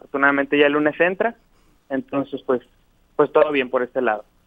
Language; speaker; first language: Spanish; native; Spanish